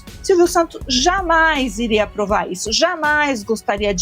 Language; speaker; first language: Portuguese; native; Portuguese